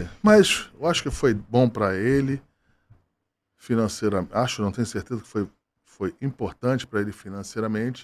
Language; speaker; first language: Portuguese; native; Portuguese